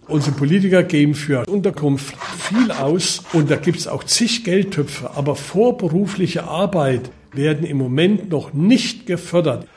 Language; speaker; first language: German; native; German